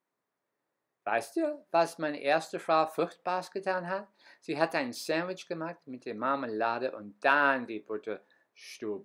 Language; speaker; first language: German; non-native, fluent; English